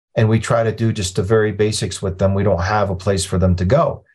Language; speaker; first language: English; early bilingual, other home language; Arabic